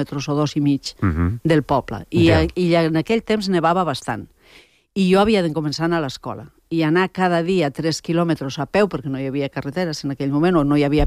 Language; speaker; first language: Catalan; non-native, local second language; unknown